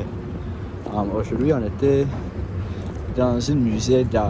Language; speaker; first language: French; non-native, fluent; English